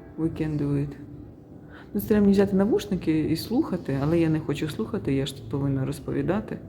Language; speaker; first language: Ukrainian; native; Ukrainian